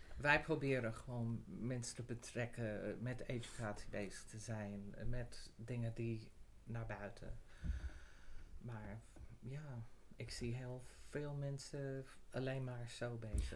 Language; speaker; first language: Dutch; non-native, fluent; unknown